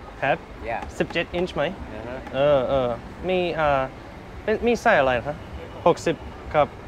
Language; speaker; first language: Thai; non-native, learner; English